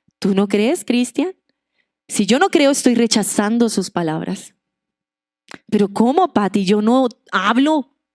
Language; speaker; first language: Spanish; non-native, local second language; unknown